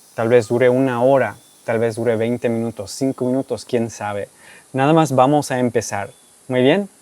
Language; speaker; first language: Spanish; non-native, fluent; English